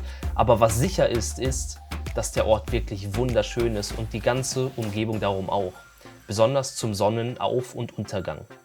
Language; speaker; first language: German; native; German